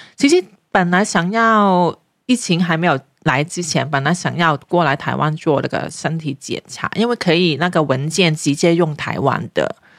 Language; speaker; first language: Chinese; non-native, local second language; Cantonese